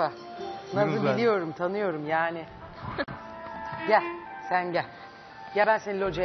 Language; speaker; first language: Turkish; native; Turkish